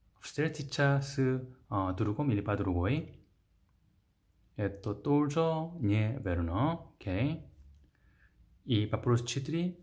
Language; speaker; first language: Russian; non-native, learner; Korean